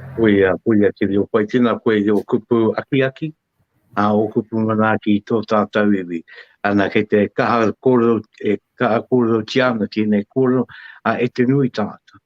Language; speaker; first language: Māori; native; Māori